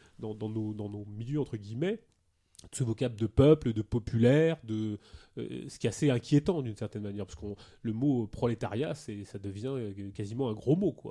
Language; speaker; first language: French; native; French